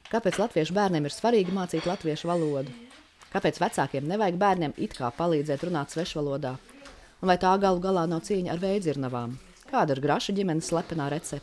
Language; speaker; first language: Latvian; native; Latvian